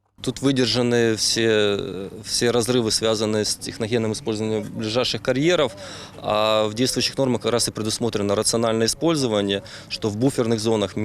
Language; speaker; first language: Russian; native; Russian